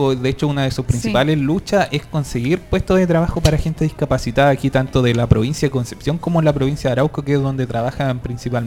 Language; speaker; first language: Spanish; native; Spanish